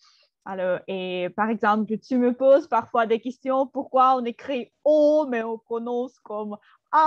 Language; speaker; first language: French; non-native, fluent; Russian